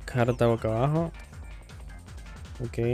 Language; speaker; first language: Spanish; native; Spanish